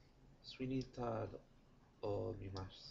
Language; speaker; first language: Japanese; non-native, learner; English